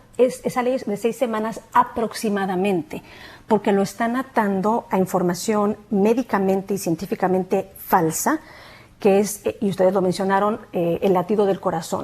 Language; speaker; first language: Spanish; native; Spanish